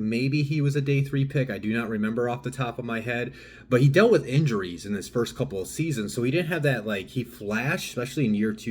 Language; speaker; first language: English; native; English